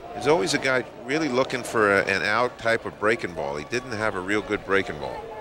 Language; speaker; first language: English; native; English